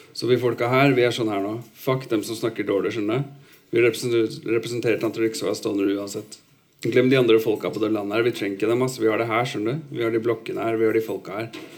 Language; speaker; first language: Norwegian; early bilingual, other home language; Urdu